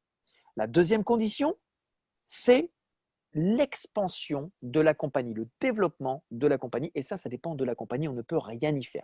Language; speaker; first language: French; native; French